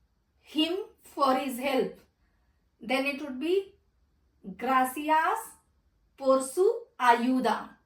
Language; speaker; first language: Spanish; non-native, fluent; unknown